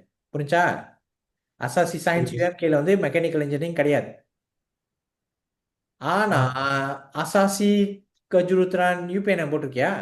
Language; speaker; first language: Tamil; native; Tamil